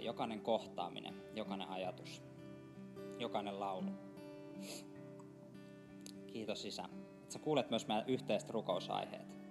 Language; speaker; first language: Finnish; native; Finnish